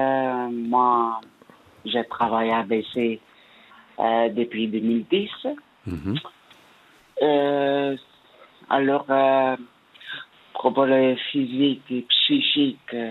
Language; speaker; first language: French; non-native, learner; Portuguese